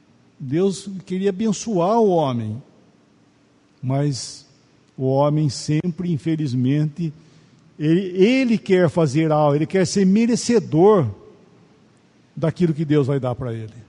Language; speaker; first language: Portuguese; native; Portuguese